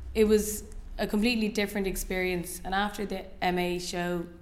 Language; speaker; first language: English; native; English